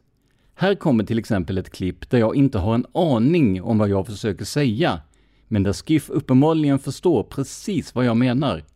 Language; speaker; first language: Swedish; native; Swedish